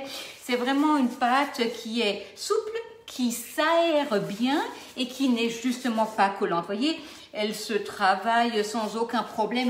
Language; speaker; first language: French; native; French